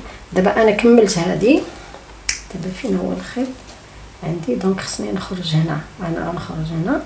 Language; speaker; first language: Arabic; native; Arabic